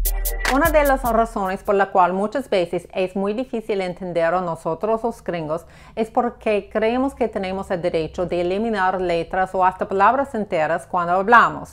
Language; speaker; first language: Spanish; non-native, fluent; English